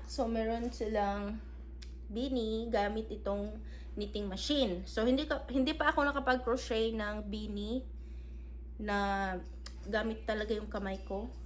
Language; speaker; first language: Filipino; non-native, local second language; Cebuano